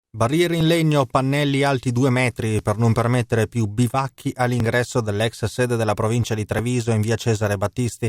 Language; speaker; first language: Italian; native; Italian